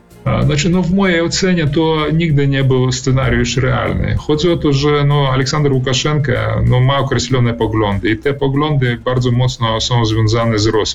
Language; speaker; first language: Polish; early bilingual, heritage; Polish